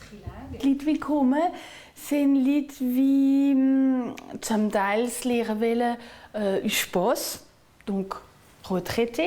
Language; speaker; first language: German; non-native, local second language; Swiss German